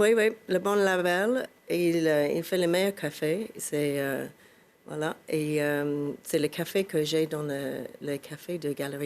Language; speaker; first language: French; non-native, fluent; English